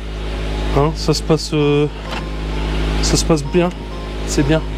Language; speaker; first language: French; native; French